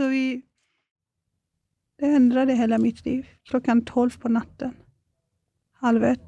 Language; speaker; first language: Swedish; non-native, fluent; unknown